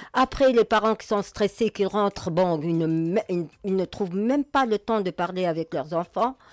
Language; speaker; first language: French; non-native, local second language; Arabic